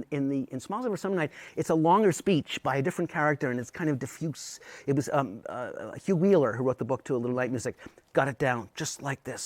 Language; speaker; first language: English; native; English